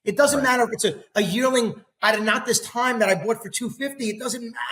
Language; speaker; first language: English; native; English